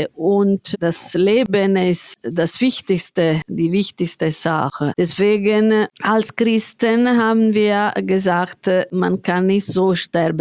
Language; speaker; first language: German; non-native, fluent; Italian